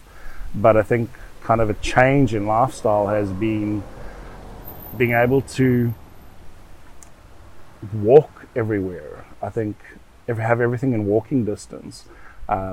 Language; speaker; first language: English; native; English